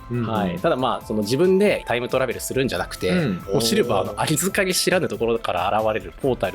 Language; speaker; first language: Japanese; native; Japanese